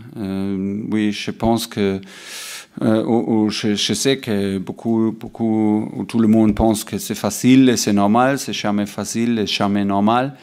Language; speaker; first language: French; non-native, learner; German